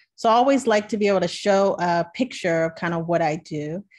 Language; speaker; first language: English; native; English